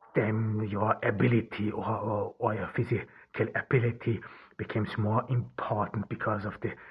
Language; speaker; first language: English; non-native, fluent; Turkish